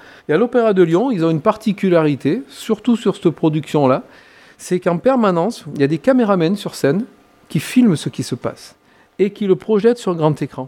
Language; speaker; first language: French; native; French